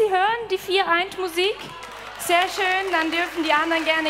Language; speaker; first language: German; native; German